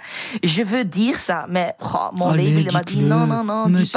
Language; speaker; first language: French; non-native, learner; Dutch